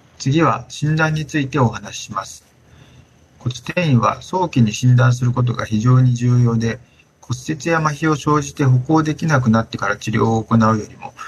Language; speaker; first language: Japanese; native; Japanese